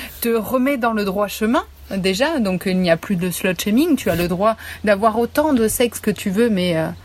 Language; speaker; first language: French; native; French